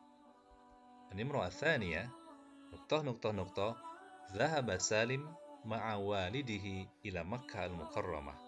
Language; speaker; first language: Arabic; non-native, fluent; Indonesian